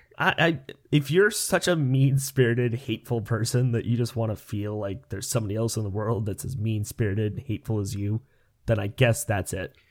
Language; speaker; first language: English; native; English